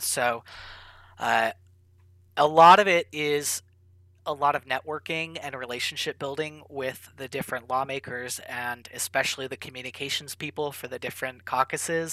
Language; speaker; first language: English; native; English